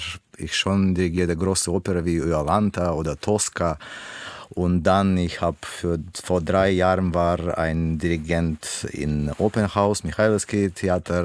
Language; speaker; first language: German; non-native, learner; Russian